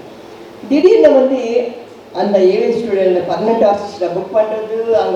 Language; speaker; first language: Tamil; non-native, local second language; Telugu